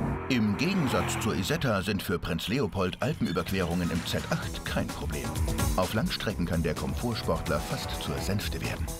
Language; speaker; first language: German; native; German